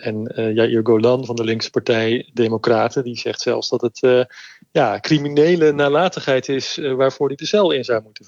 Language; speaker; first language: Dutch; native; Dutch